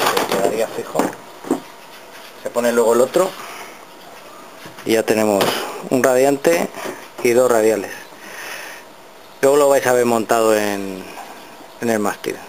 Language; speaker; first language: Spanish; native; Spanish